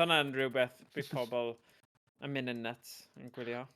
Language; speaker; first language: Welsh; native; Welsh